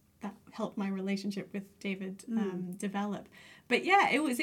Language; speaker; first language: English; native; English